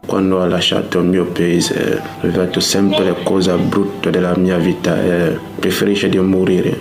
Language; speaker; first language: Italian; non-native, learner; French